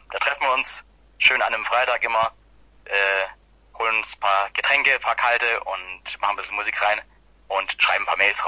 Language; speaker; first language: German; native; German